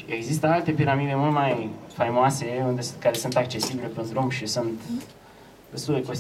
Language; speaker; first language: Romanian; native; Romanian